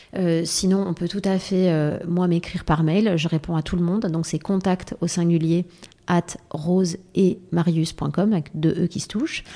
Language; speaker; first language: French; native; French